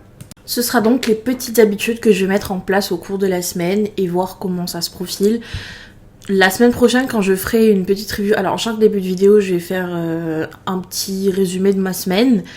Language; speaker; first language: French; native; French